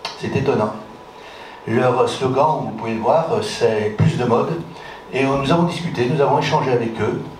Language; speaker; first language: French; native; French